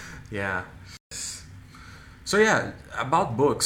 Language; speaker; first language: English; non-native, fluent; Portuguese